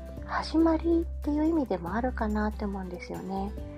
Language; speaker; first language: Japanese; native; Japanese